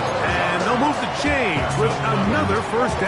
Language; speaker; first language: English; native; English